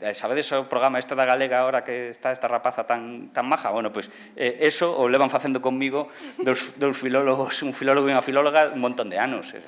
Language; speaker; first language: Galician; non-native, local second language; Spanish